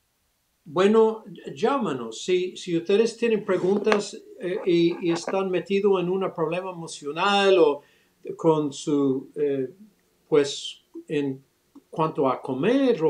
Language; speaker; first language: Spanish; early bilingual, other home language; English